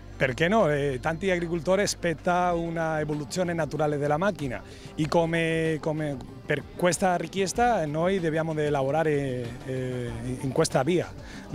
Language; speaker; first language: Italian; non-native, fluent; Spanish